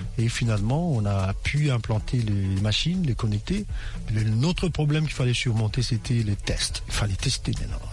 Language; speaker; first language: French; non-native, local second language; Lingala